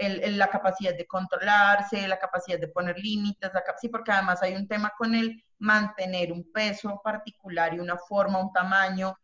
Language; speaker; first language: Spanish; native; Spanish